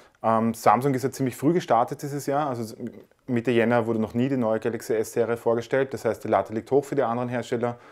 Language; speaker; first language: German; native; German